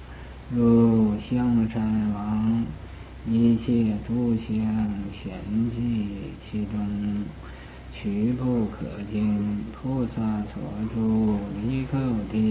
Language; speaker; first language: Chinese; native; Chinese